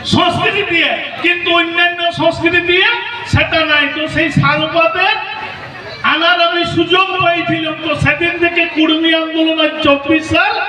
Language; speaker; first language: Bangla; native; Bangla